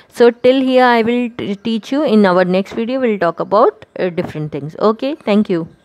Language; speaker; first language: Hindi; non-native, local second language; Gujarati